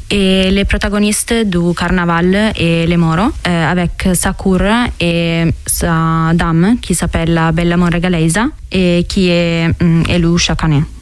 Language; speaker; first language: French; non-native, learner; Italian